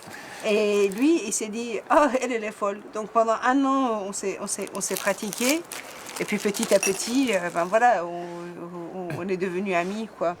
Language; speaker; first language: French; non-native, fluent; Persian